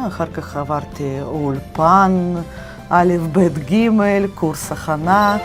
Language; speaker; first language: Hebrew; non-native, fluent; Russian